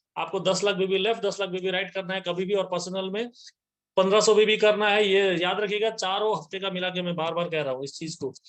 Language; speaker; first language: Hindi; non-native, local second language; Nepali